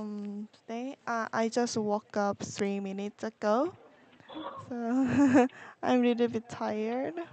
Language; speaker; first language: English; non-native, learner; Korean